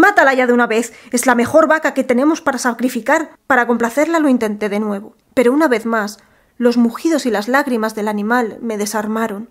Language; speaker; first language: Spanish; native; Spanish